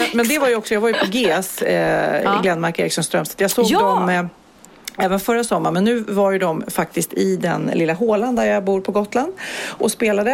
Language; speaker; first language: Swedish; native; Swedish